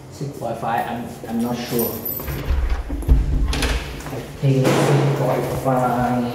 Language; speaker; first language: English; non-native, learner; Vietnamese